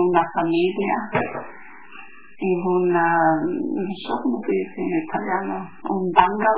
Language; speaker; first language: Italian; early bilingual, heritage; Italian